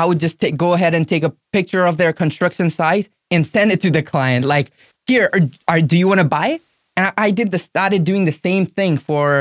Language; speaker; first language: English; non-native, local second language; Gujarati